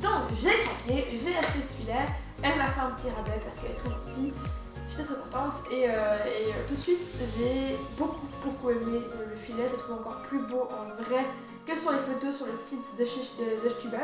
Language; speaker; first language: French; native; French